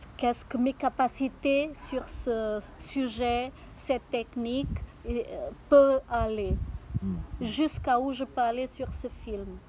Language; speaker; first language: French; non-native, fluent; Portuguese